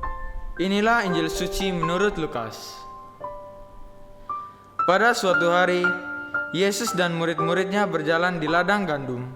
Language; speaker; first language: Indonesian; native; Indonesian